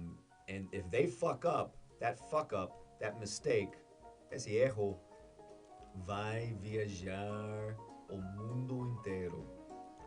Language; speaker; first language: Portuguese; non-native, learner; English